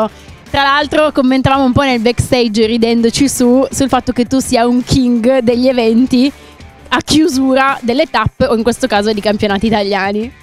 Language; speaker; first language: Italian; native; Italian